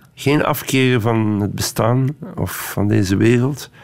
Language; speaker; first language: Dutch; native; Dutch